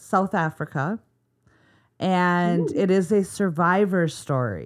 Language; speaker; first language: English; native; English